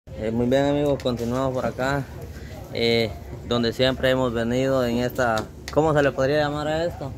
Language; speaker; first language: Spanish; native; Spanish